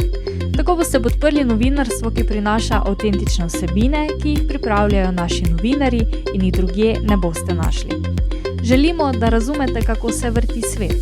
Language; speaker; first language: Slovenian; native; Slovenian